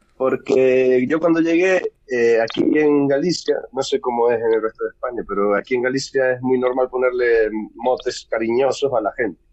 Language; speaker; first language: Spanish; native; Spanish